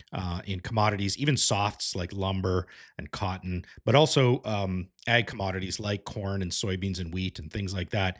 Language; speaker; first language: English; native; English